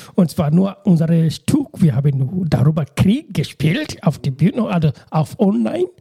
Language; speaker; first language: German; non-native, learner; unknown